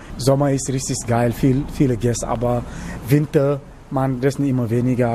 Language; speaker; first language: German; non-native, learner; Wolof